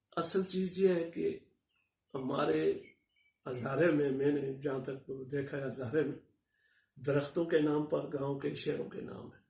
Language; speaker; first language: Urdu; non-native, local second language; Northern Hindko